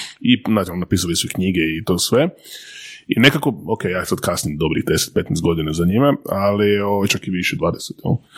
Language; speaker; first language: Croatian; native; Croatian